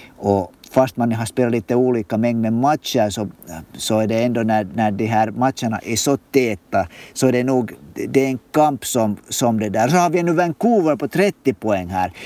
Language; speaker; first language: Swedish; native; Swedish